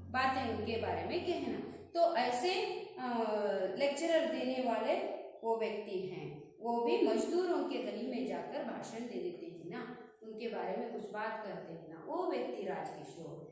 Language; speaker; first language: Hindi; non-native, local second language; Kannada